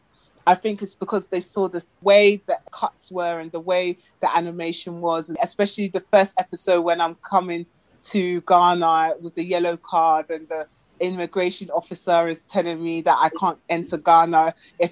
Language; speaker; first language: English; native; English